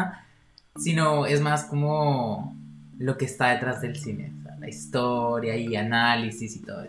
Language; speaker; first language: Spanish; native; Spanish